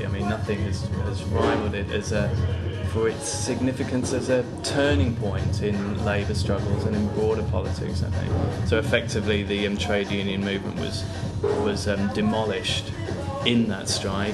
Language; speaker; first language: English; native; English